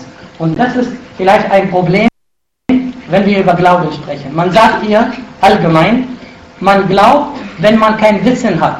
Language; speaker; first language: German; non-native, fluent; Arabic